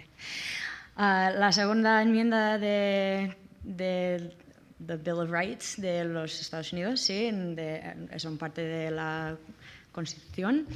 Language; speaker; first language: Spanish; non-native, learner; English